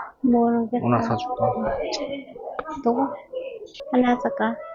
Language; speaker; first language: Korean; non-native, learner; Vietnamese